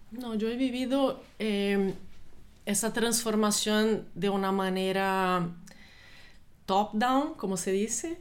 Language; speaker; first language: Spanish; non-native, fluent; Portuguese